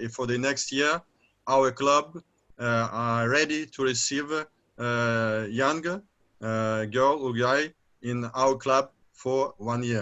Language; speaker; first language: English; non-native, learner; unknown